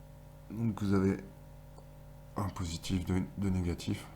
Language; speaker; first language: French; native; French